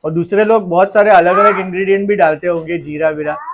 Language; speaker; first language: Hindi; non-native, local second language; Marathi